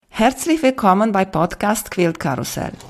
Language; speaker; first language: German; non-native, fluent; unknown